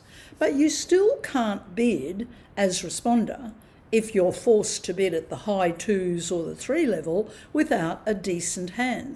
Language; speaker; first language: English; native; English